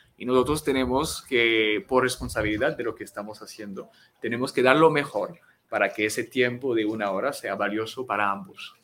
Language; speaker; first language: Spanish; non-native, fluent; French